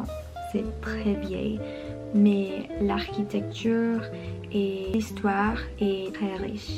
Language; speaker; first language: French; non-native, learner; Spanish